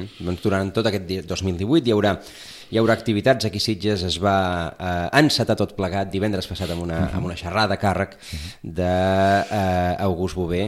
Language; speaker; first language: Catalan; native; Catalan